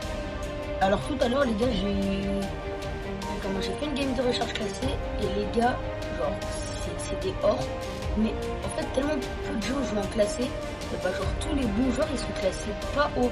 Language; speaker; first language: French; native; French